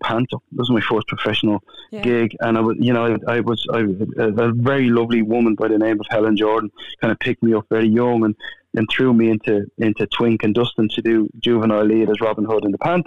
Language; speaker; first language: English; native; English